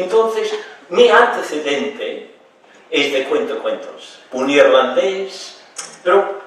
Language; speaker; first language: Spanish; non-native, fluent; English